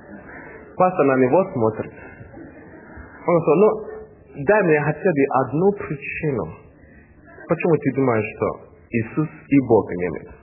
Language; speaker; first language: Russian; non-native, learner; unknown